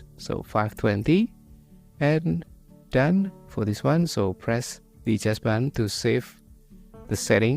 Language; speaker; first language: English; non-native, fluent; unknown